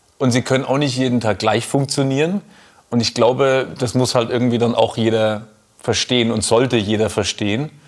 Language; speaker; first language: German; native; German